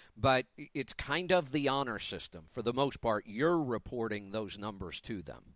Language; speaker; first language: English; native; English